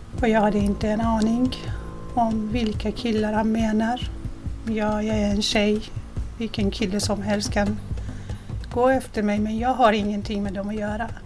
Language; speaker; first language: Swedish; non-native, fluent; Persian